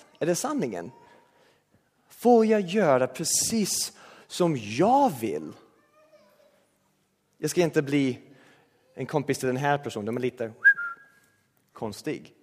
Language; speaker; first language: Swedish; non-native, fluent; English